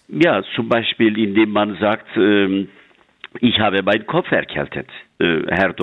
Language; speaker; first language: German; non-native, fluent; Turkish